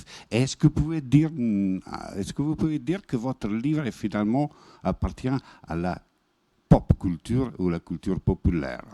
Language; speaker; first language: French; non-native, fluent; Bosnian